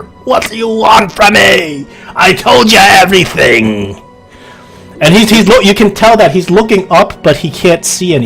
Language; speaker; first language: English; native; English